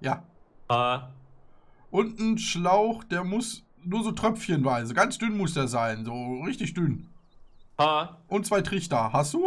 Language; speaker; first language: German; native; German